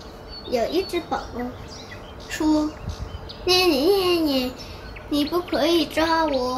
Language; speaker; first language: Chinese; non-native, learner; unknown